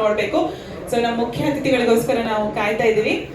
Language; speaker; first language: Kannada; native; Kannada